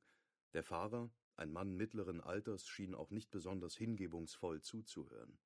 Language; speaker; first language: German; native; German